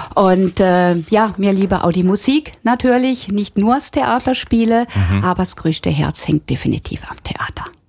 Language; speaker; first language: German; native; German